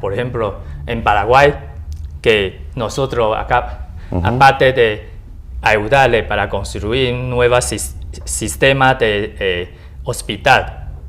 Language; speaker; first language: Spanish; non-native, learner; Chinese